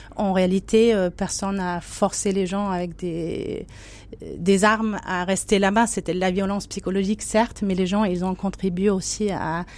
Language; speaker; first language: French; non-native, fluent; German